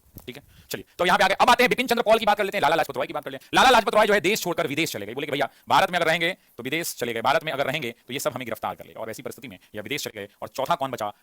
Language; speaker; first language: Hindi; native; Hindi